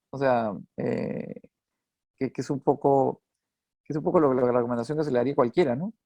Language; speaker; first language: Spanish; native; Spanish